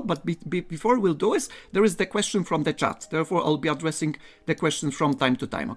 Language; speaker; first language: English; non-native, fluent; Polish